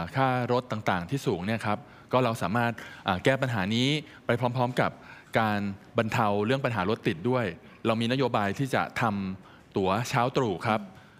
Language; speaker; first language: Thai; native; Thai